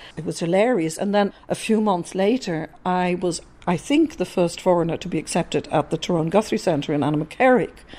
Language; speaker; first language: English; non-native, fluent; Dutch